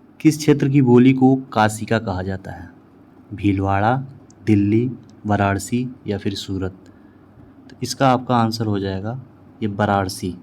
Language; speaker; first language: Hindi; native; Hindi